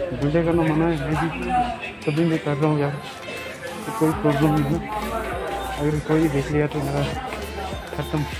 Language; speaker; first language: Hindi; non-native, fluent; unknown